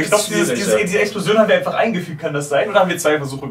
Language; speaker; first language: German; native; German